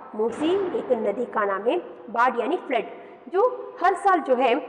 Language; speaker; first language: Hindi; non-native, local second language; Kannada